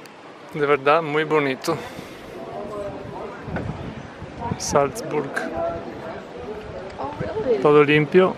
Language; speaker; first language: Spanish; non-native, fluent; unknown